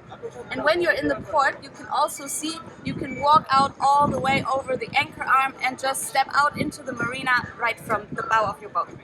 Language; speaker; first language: English; non-native, fluent; German